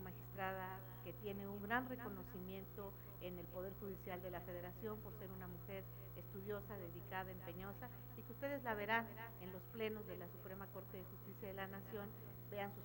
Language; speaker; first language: Spanish; native; Spanish